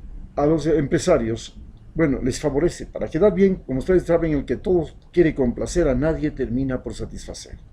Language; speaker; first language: Spanish; native; Spanish